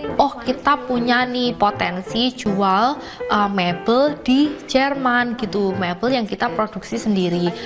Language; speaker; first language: Indonesian; native; Indonesian